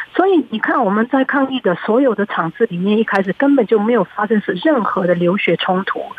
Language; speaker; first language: Chinese; early bilingual, heritage; Chinese